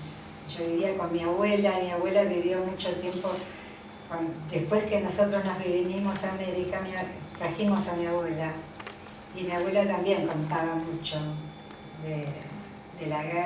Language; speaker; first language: Spanish; early bilingual, other home language; Italian